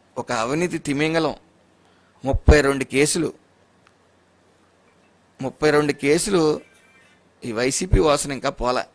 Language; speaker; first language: Telugu; native; Telugu